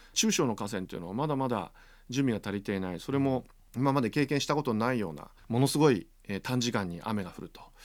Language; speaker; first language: Japanese; native; Japanese